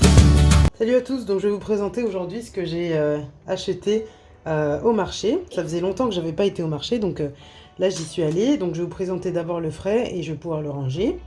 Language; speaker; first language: French; native; French